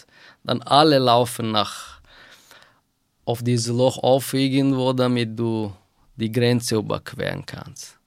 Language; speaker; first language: German; non-native, fluent; Persian